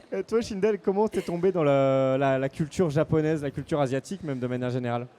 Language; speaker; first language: French; native; French